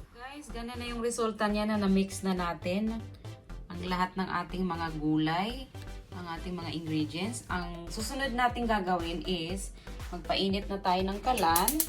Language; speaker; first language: Filipino; non-native, local second language; Cebuano